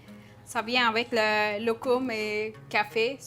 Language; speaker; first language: French; non-native, learner; Turkish